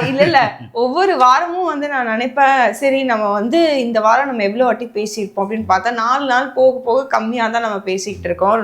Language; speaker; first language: Tamil; native; Tamil